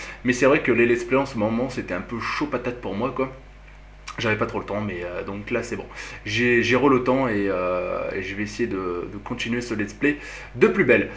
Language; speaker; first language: French; native; French